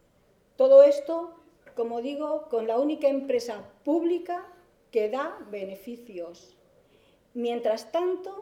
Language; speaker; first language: Spanish; native; Spanish